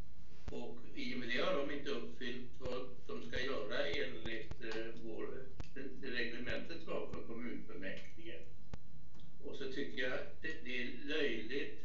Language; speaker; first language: Swedish; native; Swedish